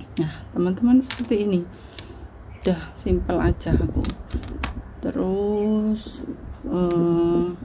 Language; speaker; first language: Indonesian; non-native, local second language; Javanese